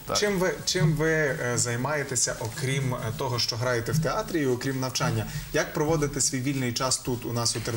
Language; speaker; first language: Ukrainian; native; Ukrainian